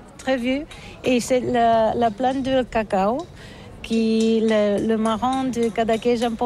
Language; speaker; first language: French; non-native, learner; Catalan